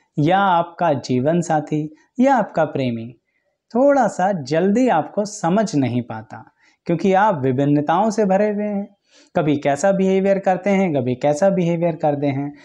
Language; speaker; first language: Hindi; native; Hindi